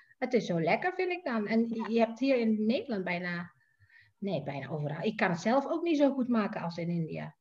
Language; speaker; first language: Dutch; non-native, fluent; Indonesian